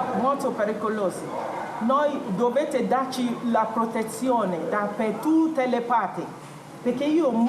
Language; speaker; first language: Italian; non-native, fluent; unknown